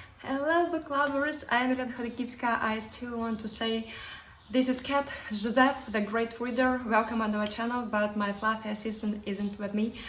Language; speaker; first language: English; non-native, fluent; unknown